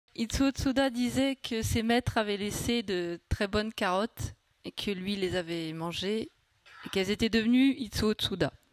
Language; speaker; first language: French; native; French